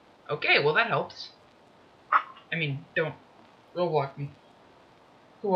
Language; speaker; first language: English; native; English